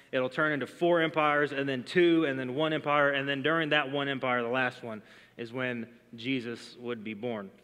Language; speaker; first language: English; native; English